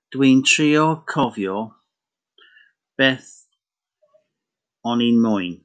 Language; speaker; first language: Welsh; non-native, learner; English